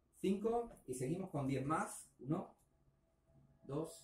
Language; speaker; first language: Spanish; native; Spanish